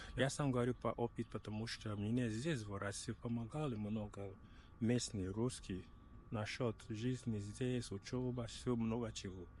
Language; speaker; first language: Russian; non-native, learner; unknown